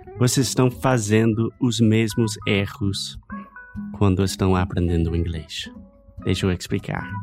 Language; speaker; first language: Portuguese; non-native, fluent; English